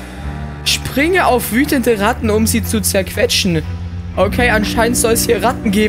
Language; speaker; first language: German; native; German